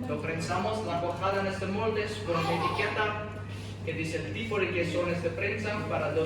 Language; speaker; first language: Spanish; non-native, learner; Dutch